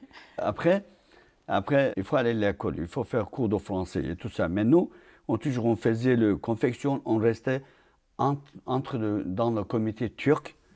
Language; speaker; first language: French; non-native, fluent; Turkish